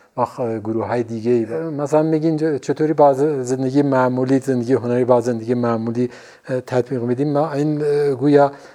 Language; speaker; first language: Persian; non-native, local second language; Central Kurdish